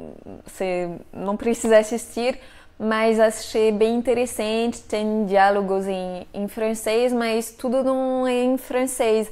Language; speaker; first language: Portuguese; non-native, fluent; French